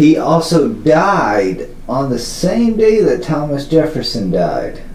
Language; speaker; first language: English; native; English